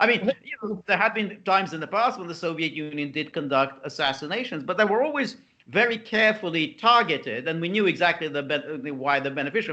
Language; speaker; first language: English; native; English